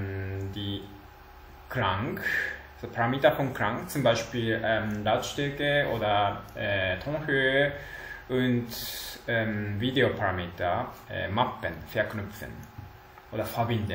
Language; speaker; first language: German; non-native, learner; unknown